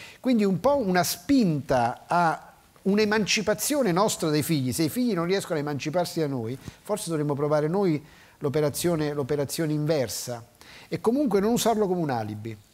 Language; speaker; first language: Italian; native; Italian